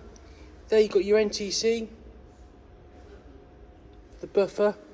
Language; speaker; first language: English; native; English